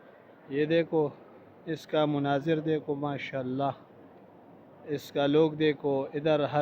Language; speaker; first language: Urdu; non-native, local second language; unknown